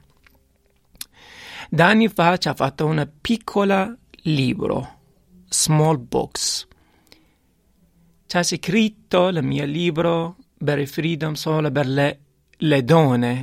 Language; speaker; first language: Italian; non-native, learner; Arabic